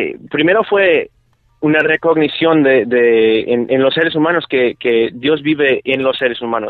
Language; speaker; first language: Spanish; early bilingual, other home language; English